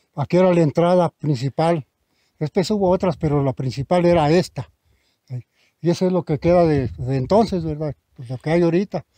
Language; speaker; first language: Spanish; native; Spanish